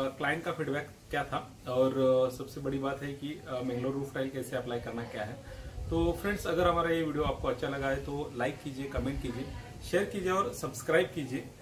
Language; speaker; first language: Hindi; non-native, local second language; Marathi